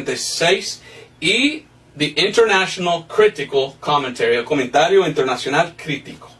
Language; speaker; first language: Spanish; non-native, fluent; English